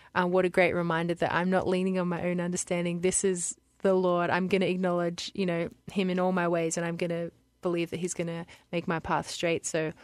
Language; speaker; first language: English; native; English